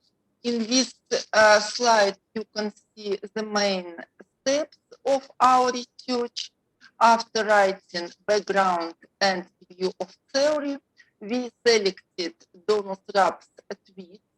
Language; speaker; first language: English; non-native, learner; Russian